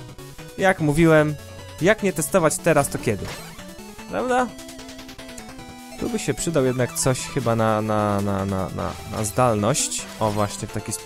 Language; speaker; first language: Polish; native; Polish